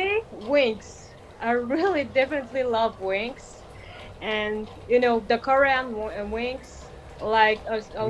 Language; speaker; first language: English; non-native, fluent; Malagasy